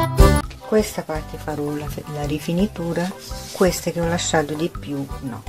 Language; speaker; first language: Italian; non-native, fluent; Portuguese